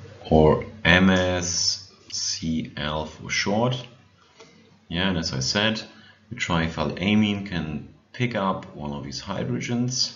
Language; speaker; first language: English; non-native, fluent; German